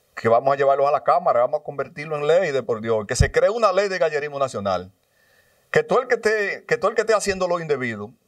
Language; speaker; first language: Spanish; native; Spanish